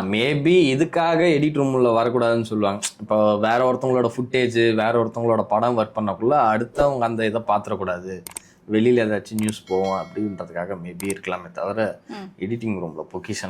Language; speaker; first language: Tamil; native; Tamil